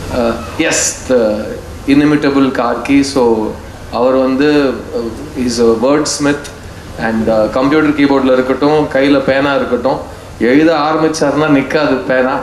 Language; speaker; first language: Tamil; native; Tamil